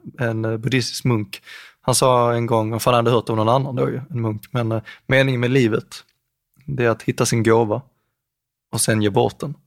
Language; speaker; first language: Swedish; native; Swedish